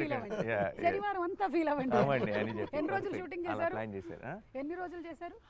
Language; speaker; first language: Telugu; native; Telugu